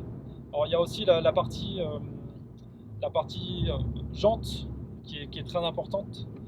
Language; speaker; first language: French; native; French